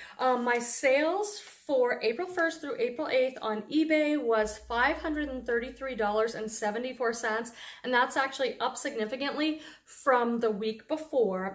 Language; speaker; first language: English; native; English